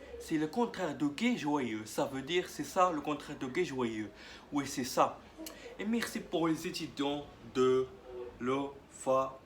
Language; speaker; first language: French; non-native, learner; Arabic